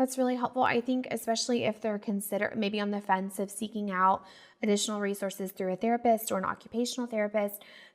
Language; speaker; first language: English; native; English